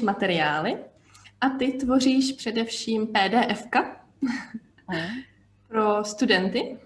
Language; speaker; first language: Czech; native; Czech